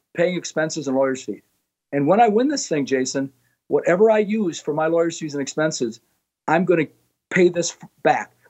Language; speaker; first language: English; native; English